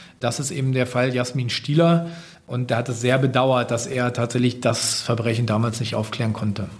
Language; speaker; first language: German; native; German